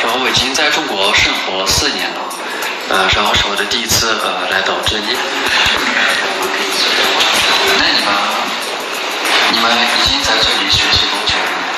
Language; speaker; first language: Chinese; non-native, fluent; French